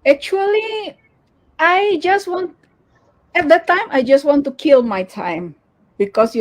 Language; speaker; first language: English; non-native, learner; Indonesian